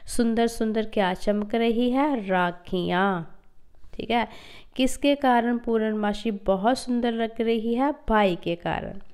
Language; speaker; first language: Hindi; non-native, local second language; Punjabi